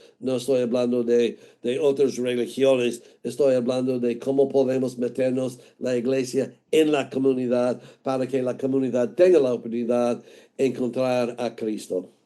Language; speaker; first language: Spanish; non-native, fluent; English